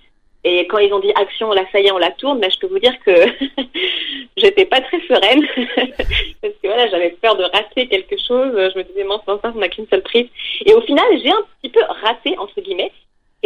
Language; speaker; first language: French; native; French